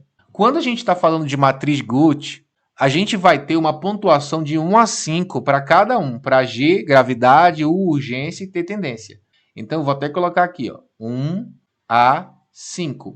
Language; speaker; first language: Portuguese; native; Portuguese